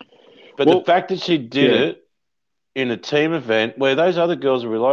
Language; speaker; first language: English; native; English